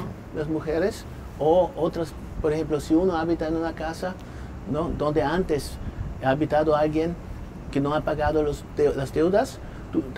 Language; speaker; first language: Spanish; non-native, fluent; German